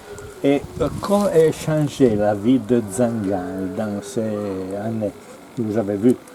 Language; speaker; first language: French; non-native, learner; Italian